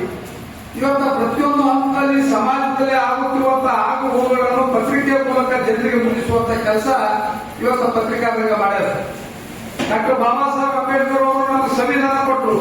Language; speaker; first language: Kannada; native; Kannada